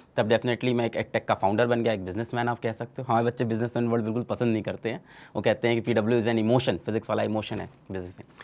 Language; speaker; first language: Hindi; native; Hindi